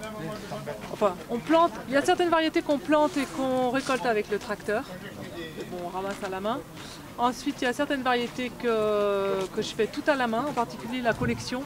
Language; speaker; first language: French; native; French